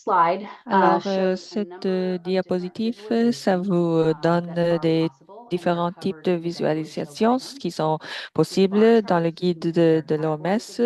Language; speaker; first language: French; non-native, fluent; English